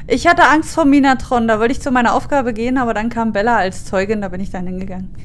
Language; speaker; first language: German; native; German